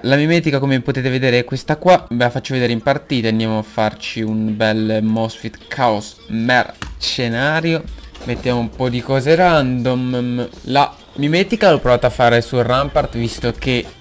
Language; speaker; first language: Italian; native; Italian